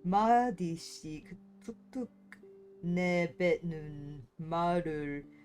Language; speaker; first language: Korean; non-native, learner; English